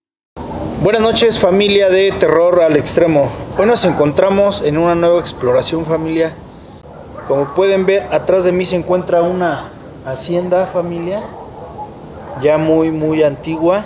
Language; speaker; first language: Spanish; native; Spanish